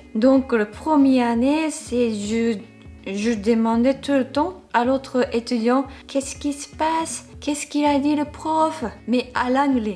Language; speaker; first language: French; non-native, fluent; Japanese